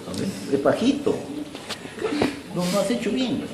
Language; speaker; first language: Spanish; native; Spanish